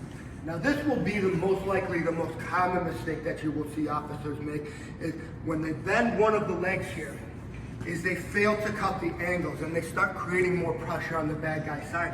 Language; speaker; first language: English; native; English